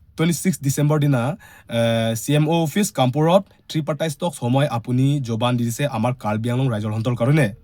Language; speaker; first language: Assamese; non-native, local second language; Karbi